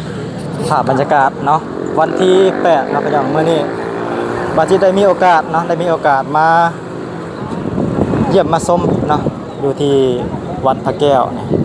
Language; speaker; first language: Thai; non-native, local second language; Northeastern Thai